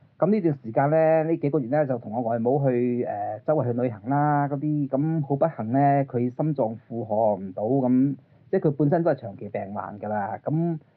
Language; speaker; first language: Cantonese; early bilingual, other home language; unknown